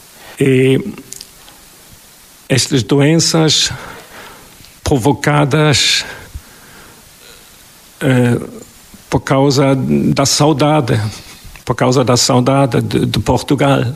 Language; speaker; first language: Portuguese; non-native, fluent; German